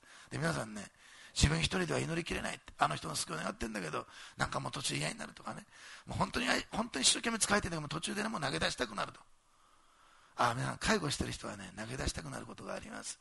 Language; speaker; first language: Japanese; native; Japanese